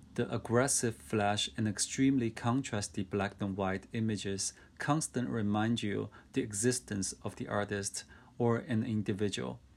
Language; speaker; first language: English; non-native, fluent; Chinese